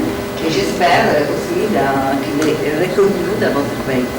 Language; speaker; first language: French; non-native, learner; Italian